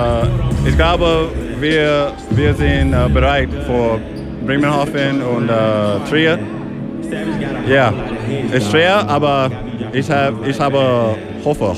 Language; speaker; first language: German; non-native, learner; English